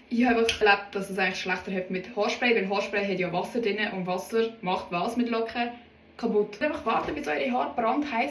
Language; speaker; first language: German; native; German